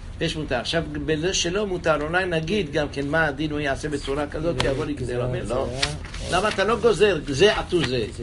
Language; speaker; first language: Hebrew; native; Hebrew